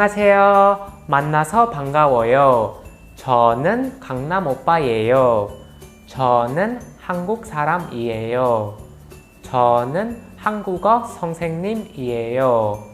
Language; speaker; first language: Korean; non-native, fluent; Indonesian